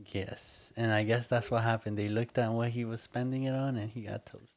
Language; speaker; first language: English; early bilingual, other home language; Spanish